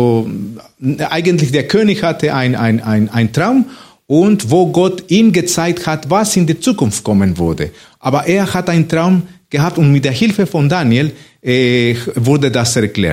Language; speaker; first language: German; non-native, fluent; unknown